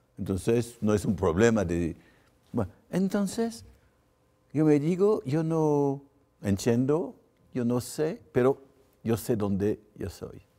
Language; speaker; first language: Spanish; non-native, fluent; French